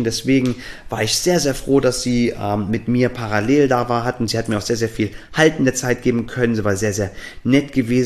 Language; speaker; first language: German; native; German